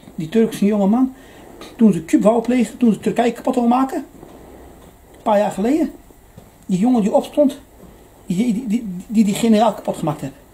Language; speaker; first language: Dutch; early bilingual, other home language; Arabic